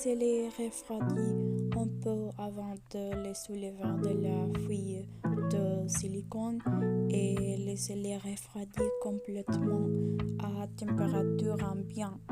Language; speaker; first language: French; non-native, learner; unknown